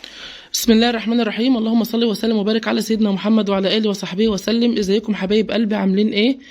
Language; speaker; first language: Arabic; native; Arabic